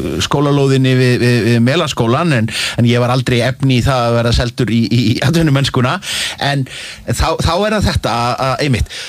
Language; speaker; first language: Icelandic; native; Icelandic